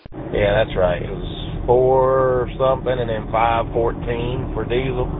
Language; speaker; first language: English; native; English